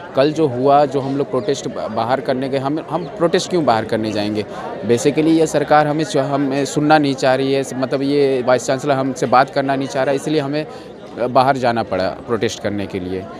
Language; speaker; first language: Hindi; native; Hindi